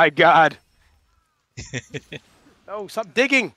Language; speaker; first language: English; native; English